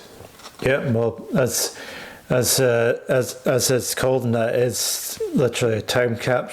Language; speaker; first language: English; native; English